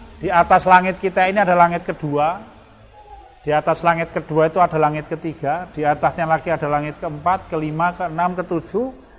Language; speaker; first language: Indonesian; non-native, local second language; Javanese